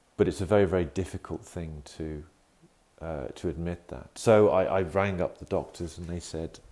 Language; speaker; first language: English; native; English